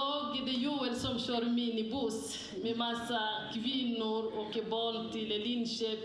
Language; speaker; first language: Swedish; non-native, fluent; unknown